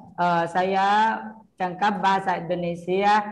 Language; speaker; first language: Indonesian; non-native, learner; Thai